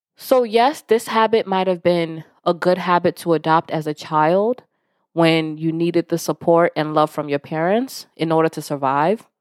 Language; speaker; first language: English; early bilingual, other home language; Yoruba